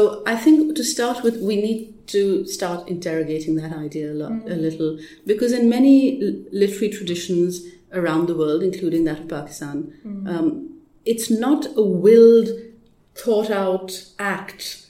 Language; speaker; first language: English; non-native, local second language; Urdu